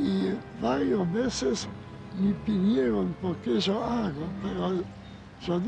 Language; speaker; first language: Spanish; non-native, learner; Yiddish